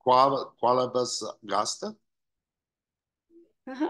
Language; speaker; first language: Portuguese; non-native, learner; English